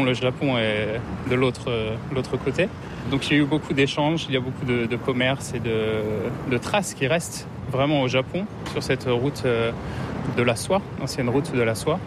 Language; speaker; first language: French; native; French